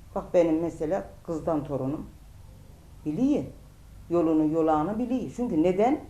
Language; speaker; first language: Turkish; native; Turkish